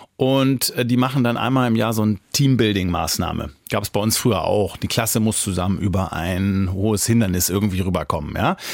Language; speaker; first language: German; native; German